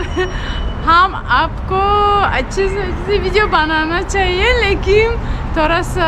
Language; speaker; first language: Hindi; non-native, learner; Tajik